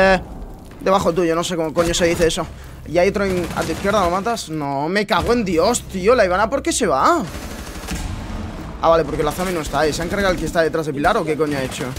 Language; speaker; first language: Spanish; native; Spanish